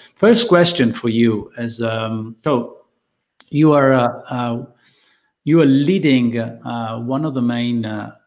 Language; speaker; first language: English; non-native, fluent; Italian